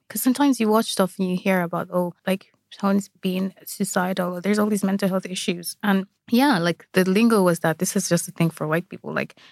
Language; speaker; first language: English; non-native, local second language; Igbo